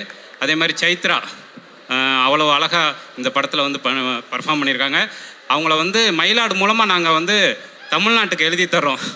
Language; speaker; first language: Tamil; native; Tamil